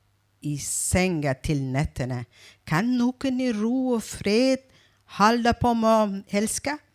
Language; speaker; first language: Norwegian; non-native, fluent; Persian